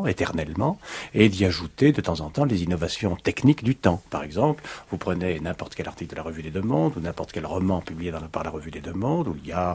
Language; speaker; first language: French; native; French